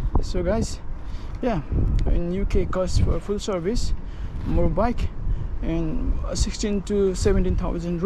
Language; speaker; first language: English; non-native, learner; Nepali